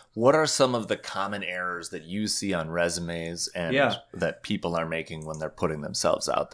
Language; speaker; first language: English; native; English